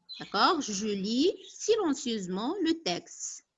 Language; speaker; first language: French; non-native, local second language; Arabic